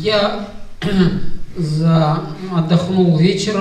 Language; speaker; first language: Russian; native; Russian